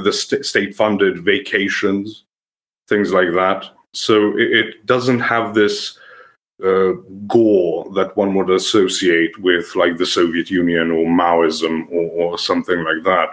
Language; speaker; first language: English; non-native, fluent; Serbian